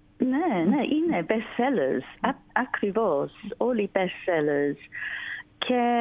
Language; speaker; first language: Greek; non-native, learner; English